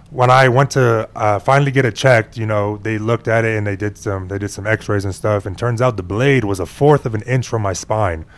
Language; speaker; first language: English; early bilingual, other home language; Spanish